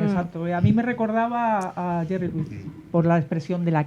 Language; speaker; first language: Spanish; native; Spanish